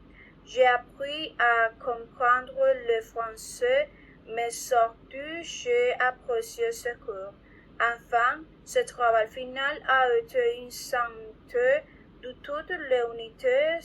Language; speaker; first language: French; non-native, learner; Spanish